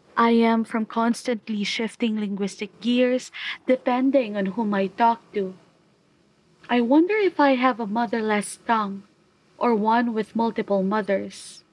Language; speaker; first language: English; non-native, local second language; Chavacano